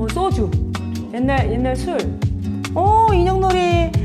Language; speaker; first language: Korean; native; Korean